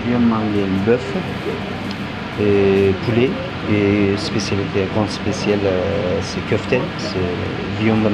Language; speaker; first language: French; non-native, learner; Turkish